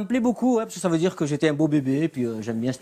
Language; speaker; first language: French; native; French